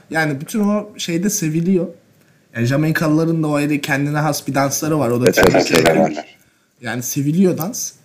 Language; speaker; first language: Turkish; native; Turkish